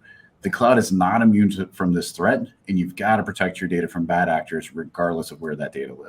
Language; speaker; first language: English; native; English